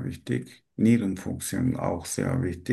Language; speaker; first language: German; non-native, learner; Turkish